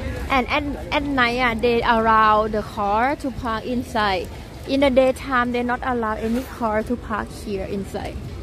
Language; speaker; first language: English; non-native, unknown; Thai